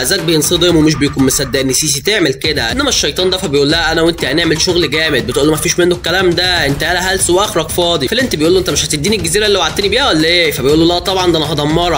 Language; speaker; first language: Arabic; native; Arabic